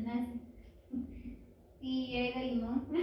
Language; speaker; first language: Spanish; native; Spanish